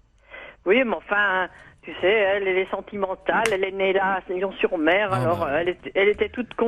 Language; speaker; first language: French; native; French